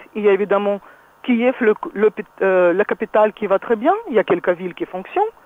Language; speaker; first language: French; non-native, fluent; Russian